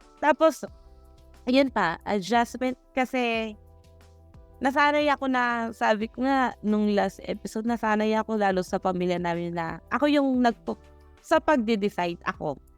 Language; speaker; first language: Filipino; native; Filipino